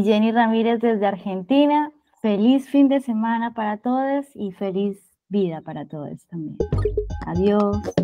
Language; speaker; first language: Spanish; native; Spanish